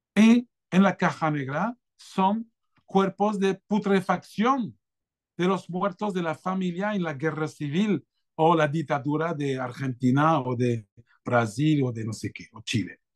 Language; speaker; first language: Spanish; non-native, fluent; French